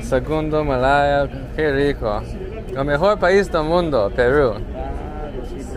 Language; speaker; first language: Spanish; non-native, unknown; English